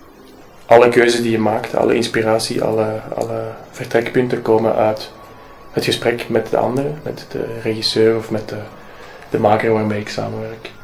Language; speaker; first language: Dutch; native; Dutch